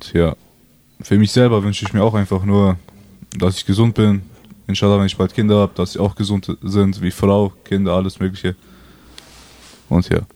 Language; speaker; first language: German; early bilingual, other home language; Albanian